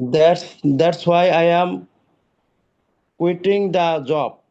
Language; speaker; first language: English; non-native, learner; Bangla